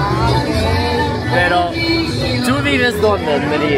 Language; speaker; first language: Spanish; non-native, fluent; Swedish